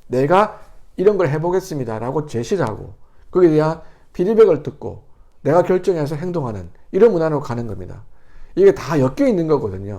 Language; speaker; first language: Korean; native; Korean